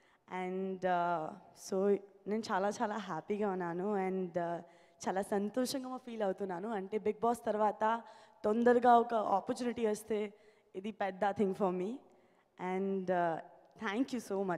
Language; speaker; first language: Telugu; non-native, learner; Gujarati